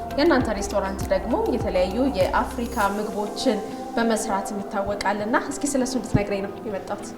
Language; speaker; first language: Amharic; native; Amharic